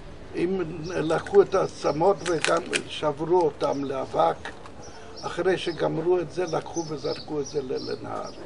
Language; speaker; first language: Hebrew; non-native, fluent; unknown